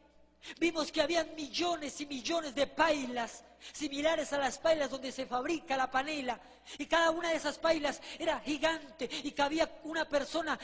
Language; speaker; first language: Spanish; native; Spanish